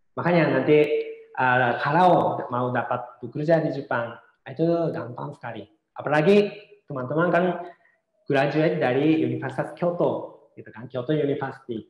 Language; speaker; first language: Indonesian; non-native, fluent; Japanese